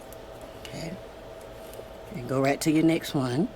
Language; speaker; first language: English; native; English